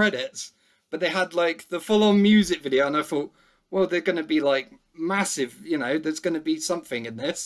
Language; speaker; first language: English; native; English